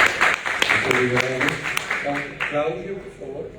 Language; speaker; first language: Portuguese; non-native, fluent; Spanish